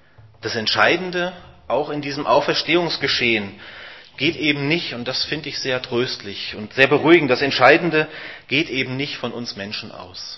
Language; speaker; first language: German; native; German